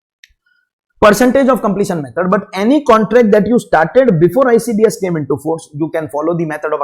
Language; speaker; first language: English; non-native, local second language; Hindi